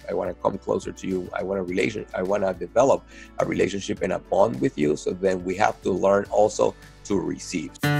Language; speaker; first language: English; non-native, fluent; Spanish